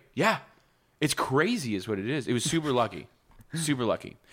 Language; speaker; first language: English; native; English